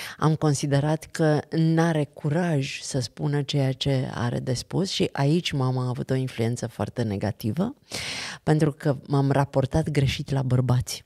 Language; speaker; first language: Romanian; native; Romanian